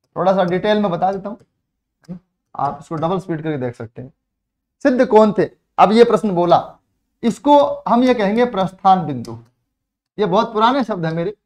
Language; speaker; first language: Hindi; native; Hindi